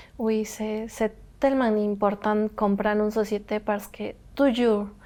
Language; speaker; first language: French; non-native, learner; Spanish